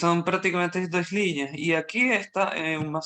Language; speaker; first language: Portuguese; non-native, fluent; Spanish